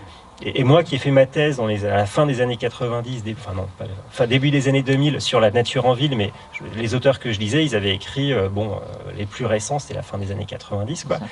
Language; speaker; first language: French; native; French